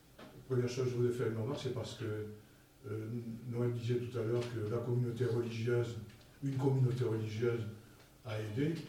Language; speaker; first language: French; native; French